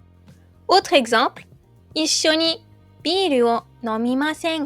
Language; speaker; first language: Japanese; non-native, fluent; French